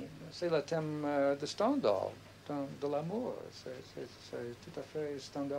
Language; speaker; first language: French; non-native, fluent; English